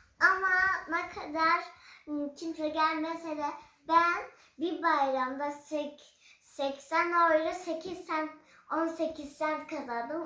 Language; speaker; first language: Turkish; early bilingual, other home language; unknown